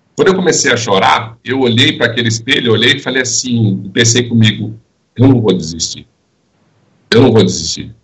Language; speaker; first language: Portuguese; native; Portuguese